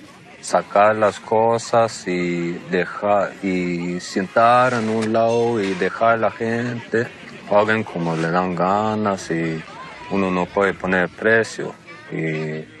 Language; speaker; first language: Spanish; non-native, local second language; Plautdietsch